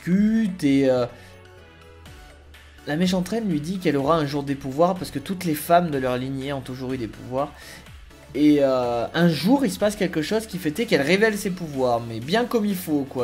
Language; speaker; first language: French; native; French